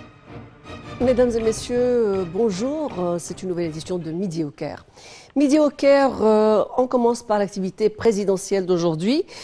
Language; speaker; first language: French; non-native, fluent; Arabic